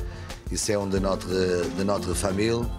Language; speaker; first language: French; non-native, fluent; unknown